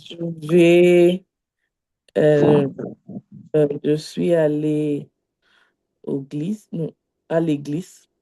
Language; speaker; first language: French; non-native, learner; English